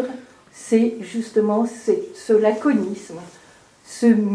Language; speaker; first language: French; early bilingual, heritage; French